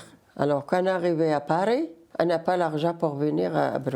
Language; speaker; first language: French; non-native, learner; Riffian